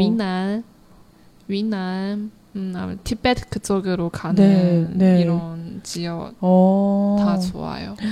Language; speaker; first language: Korean; non-native, learner; Chinese